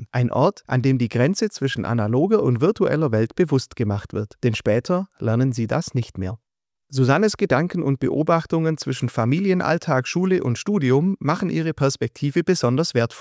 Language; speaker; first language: German; native; German